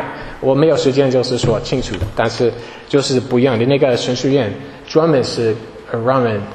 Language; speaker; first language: Chinese; non-native, fluent; English